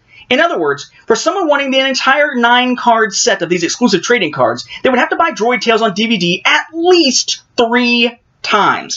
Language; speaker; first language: English; native; English